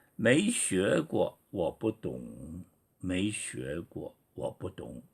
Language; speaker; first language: Chinese; non-native, fluent; Korean